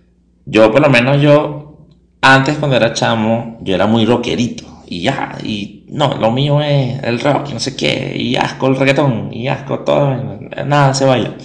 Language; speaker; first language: Spanish; native; Spanish